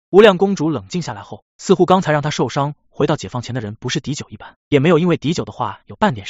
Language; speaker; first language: Chinese; native; Chinese